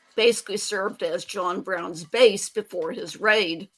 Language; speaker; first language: English; native; English